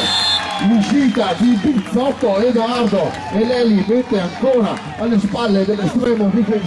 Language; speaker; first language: Italian; native; Italian